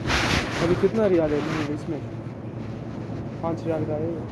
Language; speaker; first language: Hindi; non-native, local second language; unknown